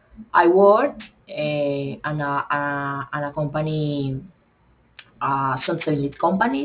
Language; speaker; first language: English; non-native, learner; Spanish